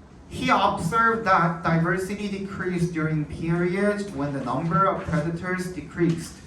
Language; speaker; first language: English; non-native, fluent; Korean